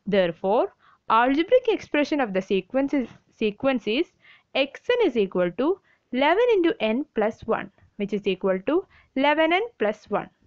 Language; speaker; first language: English; non-native, local second language; Malayalam